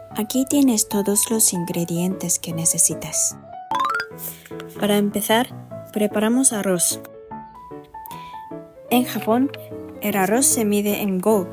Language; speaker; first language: Spanish; non-native, fluent; Japanese